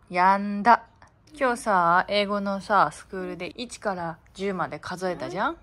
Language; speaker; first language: Japanese; native; Japanese